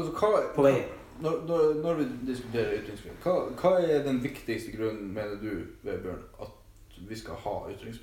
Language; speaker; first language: Norwegian; native; Norwegian